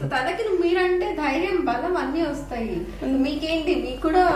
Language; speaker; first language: Telugu; native; Telugu